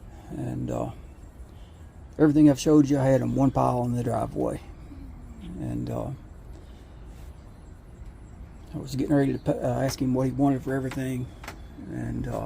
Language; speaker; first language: English; native; English